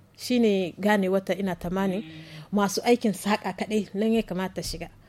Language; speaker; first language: Hausa; native; Hausa